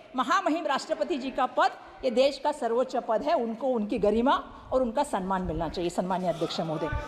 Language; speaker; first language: Hindi; non-native, local second language; Marathi